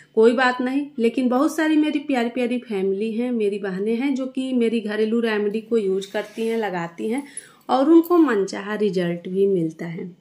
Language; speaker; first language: Hindi; native; Hindi